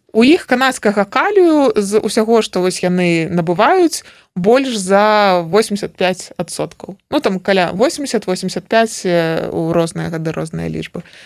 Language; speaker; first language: Belarusian; native; Belarusian